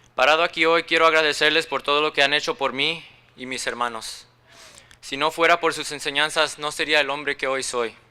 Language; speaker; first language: Spanish; early bilingual, other home language; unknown